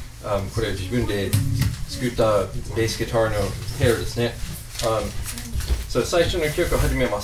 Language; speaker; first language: Japanese; non-native, fluent; English